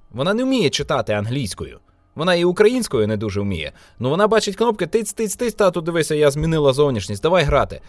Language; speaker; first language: Ukrainian; native; Ukrainian